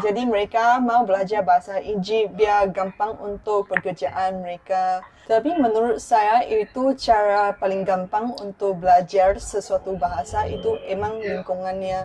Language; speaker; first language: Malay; non-native, local second language; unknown